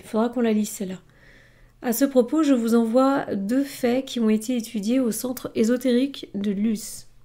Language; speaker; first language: French; native; French